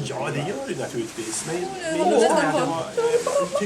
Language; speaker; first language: Swedish; native; Swedish